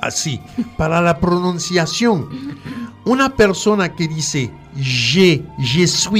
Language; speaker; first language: Spanish; non-native, fluent; French